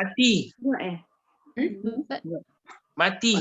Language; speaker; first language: Arabic; non-native, fluent; Malay